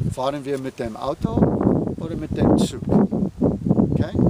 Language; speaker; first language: German; non-native, fluent; English